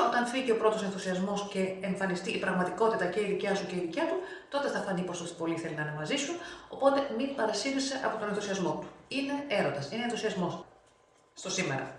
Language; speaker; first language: Greek; native; Greek